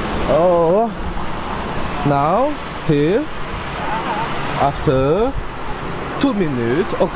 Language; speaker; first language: English; non-native, learner; French